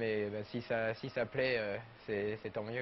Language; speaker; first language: French; native; French